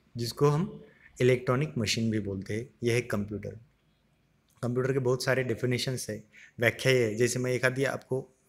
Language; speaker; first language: Hindi; non-native, local second language; Marathi